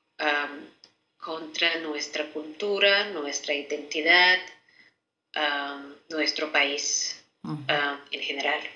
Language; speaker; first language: Spanish; non-native, fluent; Ukrainian